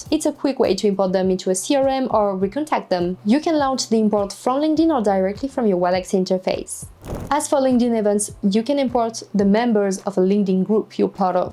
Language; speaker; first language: English; non-native, fluent; French